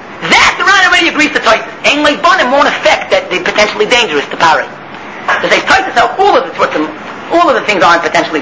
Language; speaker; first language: English; native; English